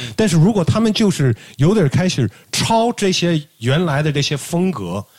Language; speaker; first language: Chinese; native; Chinese